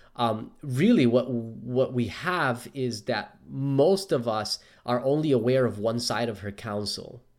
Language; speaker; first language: English; native; English